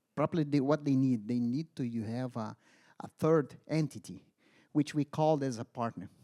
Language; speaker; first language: English; non-native, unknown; Portuguese